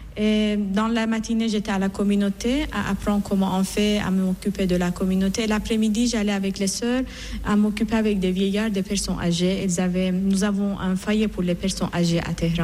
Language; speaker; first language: French; non-native, fluent; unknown